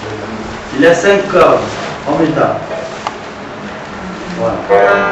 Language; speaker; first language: French; non-native, learner; Uzbek